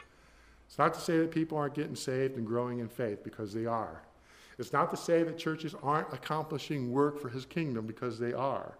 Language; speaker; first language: English; native; English